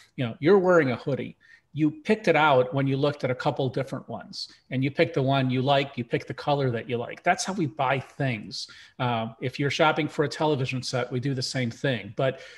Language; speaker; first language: English; early bilingual, other home language; Russian